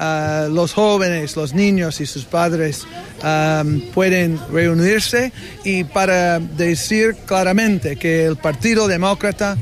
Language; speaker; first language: Spanish; non-native, fluent; English